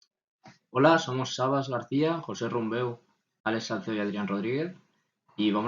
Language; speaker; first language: Spanish; native; Spanish